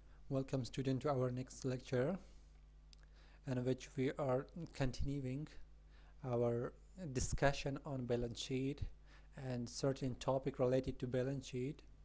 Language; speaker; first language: English; non-native, fluent; Pashto